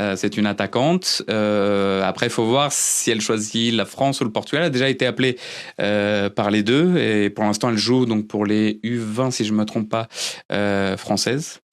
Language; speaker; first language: French; early bilingual, other home language; Portuguese